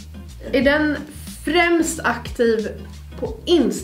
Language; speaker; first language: Swedish; native; Swedish